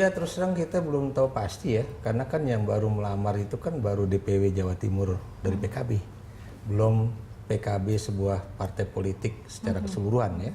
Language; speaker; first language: Indonesian; native; Indonesian